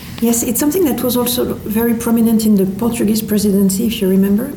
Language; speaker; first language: English; non-native, fluent; French